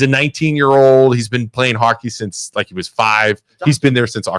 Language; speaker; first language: English; native; English